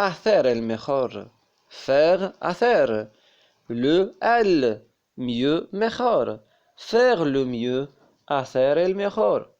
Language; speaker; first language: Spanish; non-native, fluent; Arabic